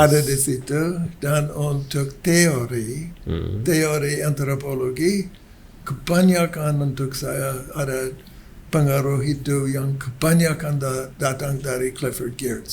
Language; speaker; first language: Indonesian; non-native, learner; English